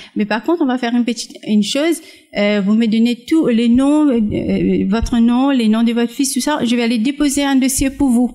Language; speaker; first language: French; non-native, fluent; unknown